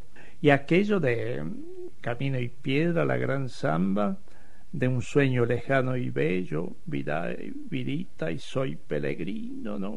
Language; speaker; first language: Spanish; native; Spanish